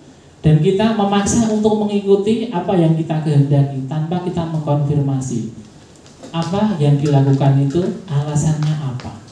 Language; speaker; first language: Indonesian; native; Indonesian